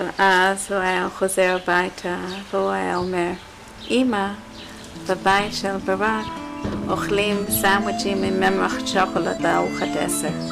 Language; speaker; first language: Hebrew; non-native, fluent; English